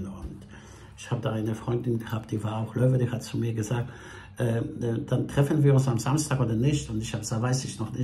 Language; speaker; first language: German; non-native, fluent; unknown